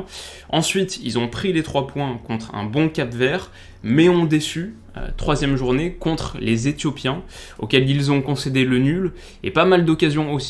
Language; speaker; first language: French; native; French